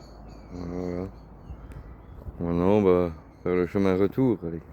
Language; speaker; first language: French; native; French